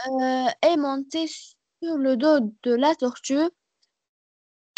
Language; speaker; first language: French; non-native, learner; Arabic